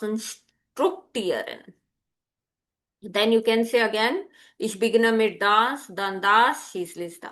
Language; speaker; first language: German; non-native, fluent; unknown